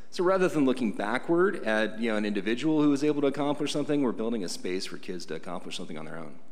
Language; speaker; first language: English; native; English